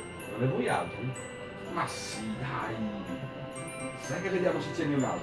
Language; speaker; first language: Italian; native; Italian